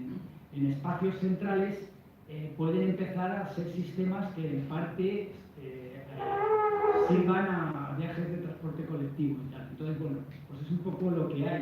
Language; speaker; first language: Spanish; native; Spanish